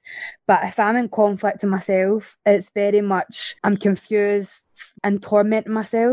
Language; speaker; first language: English; native; English